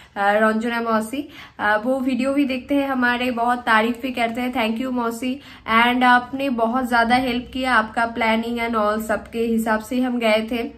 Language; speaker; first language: Hindi; non-native, local second language; Bangla